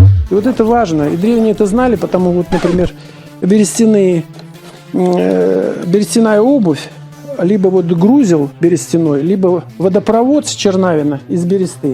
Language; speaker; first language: Russian; native; Russian